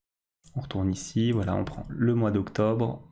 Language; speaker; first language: French; native; French